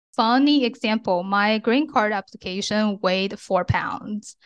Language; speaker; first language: English; non-native, fluent; Chinese